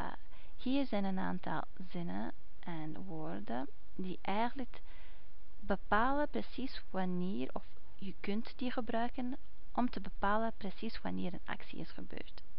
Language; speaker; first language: Dutch; non-native, fluent; English